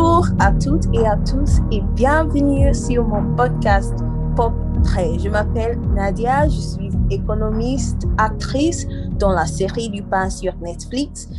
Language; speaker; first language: French; non-native, learner; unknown